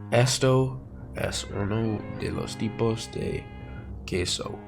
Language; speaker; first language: Spanish; non-native, learner; English